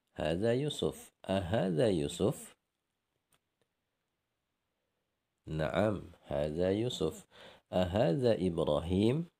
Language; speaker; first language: Arabic; non-native, fluent; Indonesian